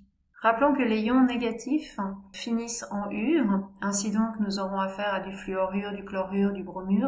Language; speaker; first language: French; native; French